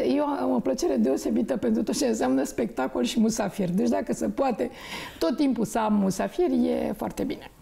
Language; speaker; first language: Romanian; native; Romanian